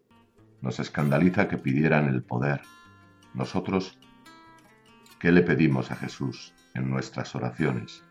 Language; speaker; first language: Spanish; native; Spanish